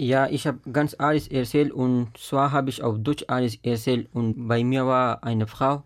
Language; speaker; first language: German; non-native, fluent; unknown